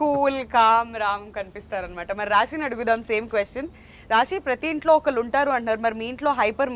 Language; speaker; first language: Telugu; native; Telugu